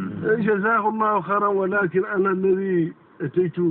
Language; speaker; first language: Arabic; non-native, fluent; Fula